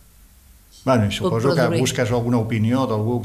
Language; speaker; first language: Catalan; native; Catalan